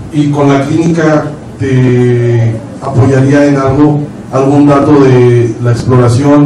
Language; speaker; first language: Spanish; native; Spanish